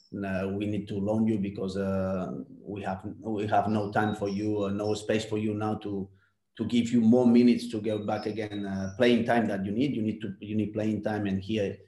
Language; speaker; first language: English; non-native, fluent; Spanish